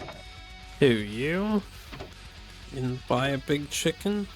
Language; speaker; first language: English; native; English